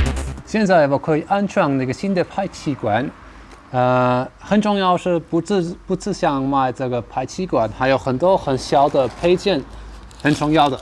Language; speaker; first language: Chinese; non-native, learner; German